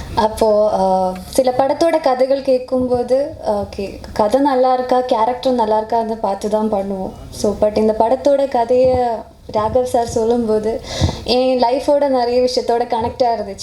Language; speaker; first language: Tamil; non-native, fluent; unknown